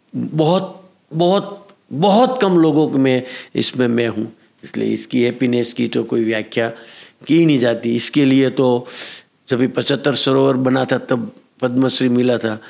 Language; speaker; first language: Hindi; non-native, local second language; Gujarati